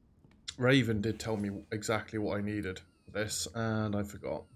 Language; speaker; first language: English; native; English